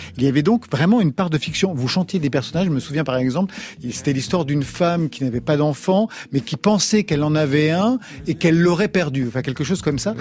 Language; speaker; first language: French; native; French